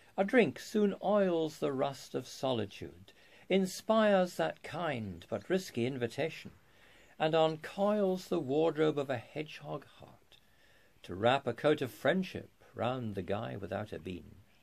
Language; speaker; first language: English; native; English